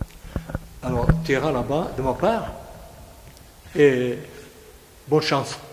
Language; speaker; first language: French; non-native, fluent; Greek